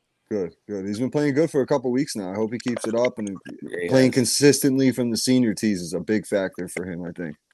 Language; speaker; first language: English; native; English